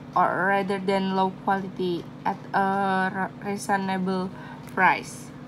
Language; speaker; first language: English; non-native, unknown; Indonesian